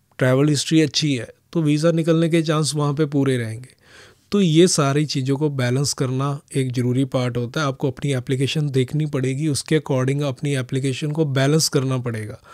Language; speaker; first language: Hindi; non-native, local second language; Punjabi